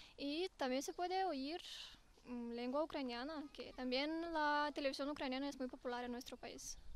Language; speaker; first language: Spanish; non-native, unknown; Romanian